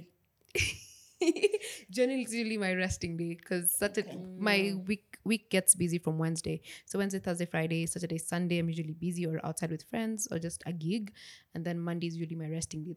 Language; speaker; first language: English; non-native, local second language; Swahili